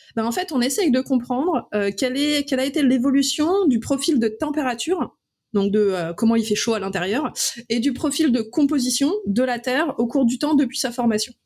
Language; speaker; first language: French; native; French